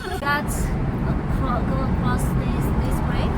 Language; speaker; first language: English; non-native, learner; Chinese